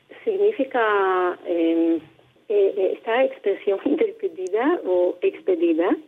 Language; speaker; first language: Spanish; non-native, learner; Hebrew